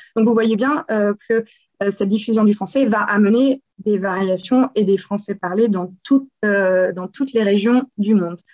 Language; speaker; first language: French; native; French